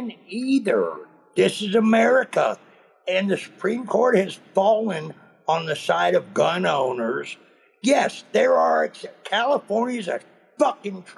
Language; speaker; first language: English; native; English